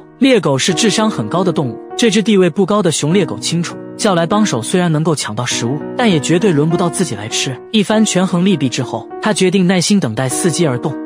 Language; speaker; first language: Chinese; native; Chinese